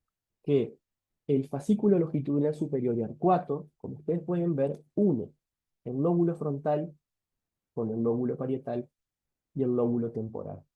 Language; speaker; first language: Spanish; native; Spanish